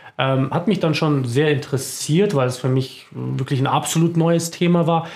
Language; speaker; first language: German; early bilingual, other home language; Croatian